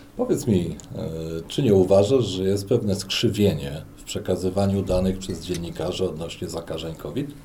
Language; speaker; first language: Polish; native; Polish